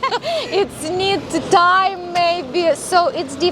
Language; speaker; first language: English; non-native, learner; Russian